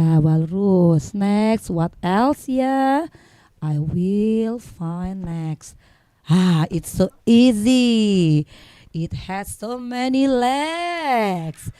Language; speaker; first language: English; non-native, learner; Indonesian